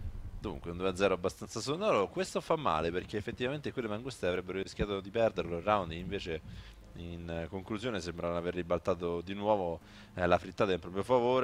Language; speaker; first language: Italian; native; Italian